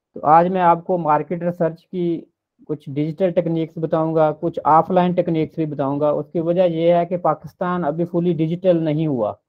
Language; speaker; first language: Urdu; non-native, local second language; Punjabi